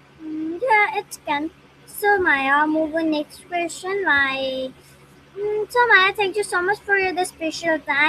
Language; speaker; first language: English; non-native, learner; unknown